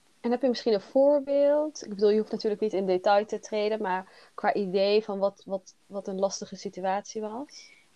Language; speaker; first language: Dutch; early bilingual, other home language; Somali